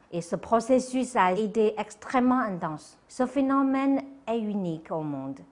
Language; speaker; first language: French; non-native, fluent; Chinese